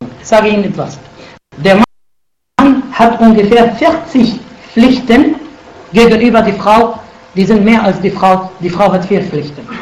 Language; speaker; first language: German; non-native, fluent; Arabic